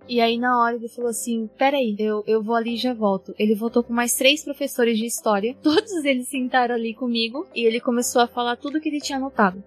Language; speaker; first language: Portuguese; early bilingual, heritage; Japanese